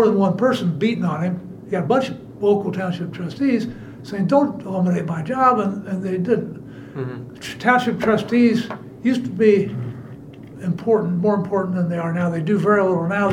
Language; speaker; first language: English; native; English